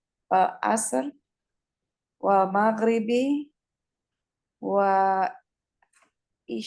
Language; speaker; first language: Arabic; non-native, learner; Indonesian